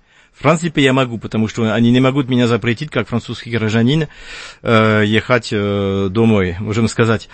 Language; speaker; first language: Russian; non-native, fluent; French